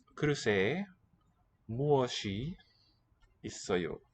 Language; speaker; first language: Korean; non-native, learner; English